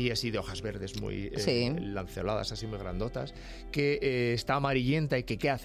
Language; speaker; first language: Spanish; native; Spanish